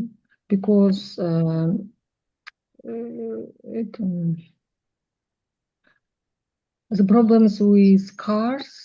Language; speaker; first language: English; non-native, learner; Russian